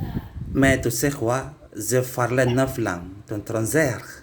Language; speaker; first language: French; non-native, learner; Indonesian